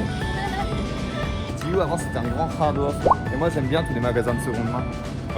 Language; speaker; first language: French; native; French